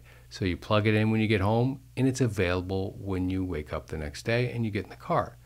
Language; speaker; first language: English; native; English